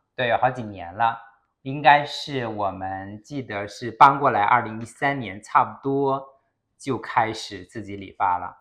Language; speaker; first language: Chinese; native; Chinese